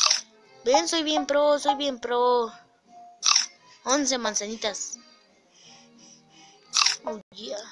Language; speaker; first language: Spanish; native; Spanish